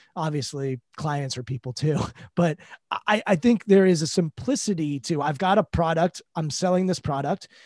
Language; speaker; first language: English; native; English